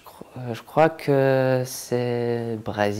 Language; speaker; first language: French; non-native, fluent; Polish